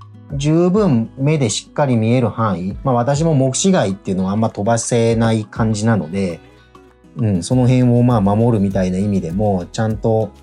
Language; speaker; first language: Japanese; native; Japanese